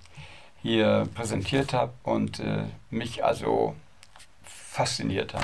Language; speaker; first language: German; native; German